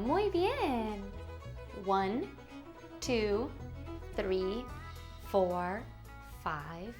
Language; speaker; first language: Spanish; non-native, fluent; English